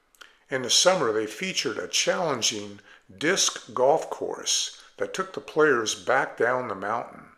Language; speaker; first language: English; native; English